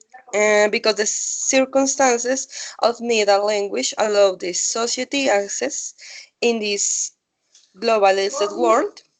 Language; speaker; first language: English; non-native, learner; Spanish